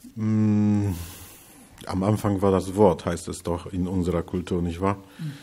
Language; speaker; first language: German; non-native, fluent; Polish